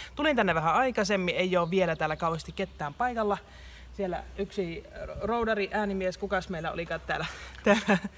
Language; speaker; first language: Finnish; native; Finnish